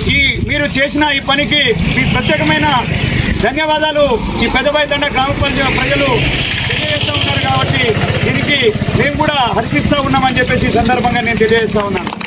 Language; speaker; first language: Telugu; native; Telugu